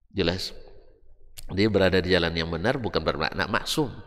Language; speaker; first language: Indonesian; non-native, local second language; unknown